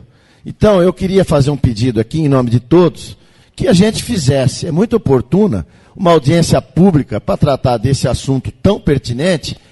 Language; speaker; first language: Portuguese; native; Portuguese